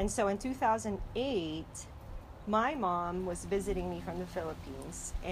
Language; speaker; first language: English; non-native, local second language; Filipino